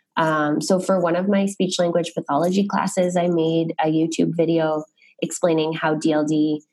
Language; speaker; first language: English; native; English